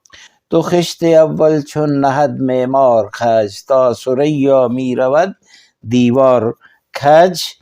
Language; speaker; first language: Persian; non-native, fluent; Urdu